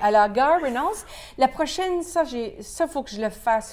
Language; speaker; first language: French; native; French